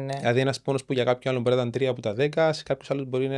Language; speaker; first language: Greek; native; Greek